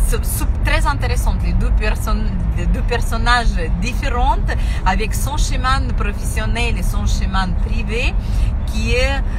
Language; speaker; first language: French; non-native, fluent; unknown